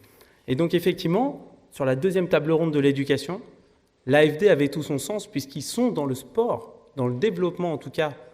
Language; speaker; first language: French; native; French